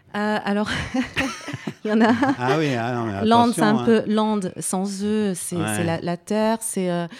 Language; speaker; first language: French; native; French